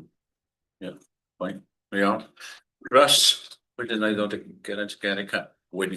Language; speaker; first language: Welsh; non-native, learner; English